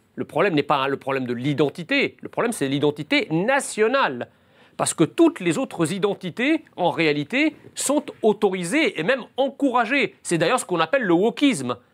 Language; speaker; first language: French; early bilingual, other home language; Arabic